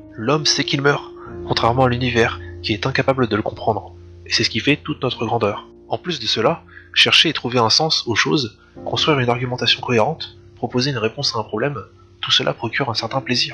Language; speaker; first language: French; native; French